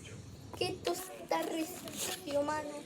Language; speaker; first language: Spanish; native; Spanish